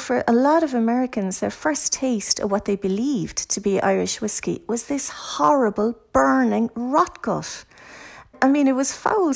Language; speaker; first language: English; native; English